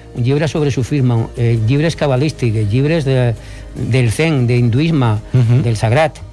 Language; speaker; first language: Catalan; non-native, local second language; Spanish